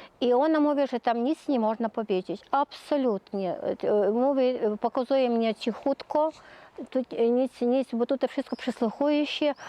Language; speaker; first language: Polish; early bilingual, heritage; Polish